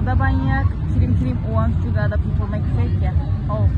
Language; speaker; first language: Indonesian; non-native, learner; Turkish